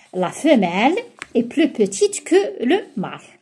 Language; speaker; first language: French; non-native, local second language; Arabic